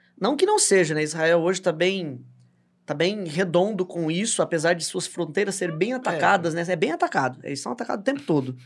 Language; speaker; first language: Portuguese; native; Portuguese